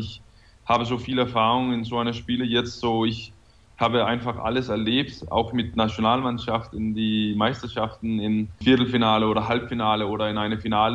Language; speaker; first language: German; non-native, fluent; Danish